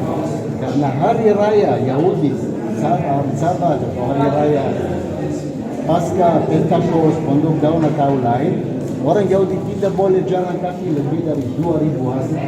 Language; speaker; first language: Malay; non-native, fluent; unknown